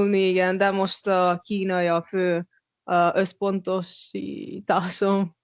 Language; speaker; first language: Hungarian; non-native, local second language; Russian